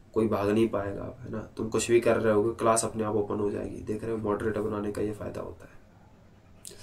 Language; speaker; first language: Hindi; native; Hindi